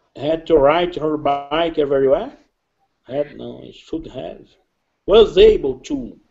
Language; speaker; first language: English; non-native, learner; Portuguese